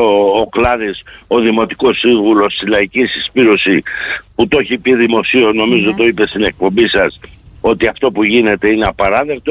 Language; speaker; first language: Greek; native; Greek